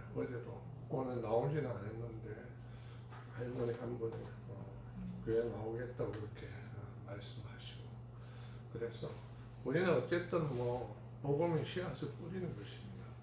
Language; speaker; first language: Korean; native; Korean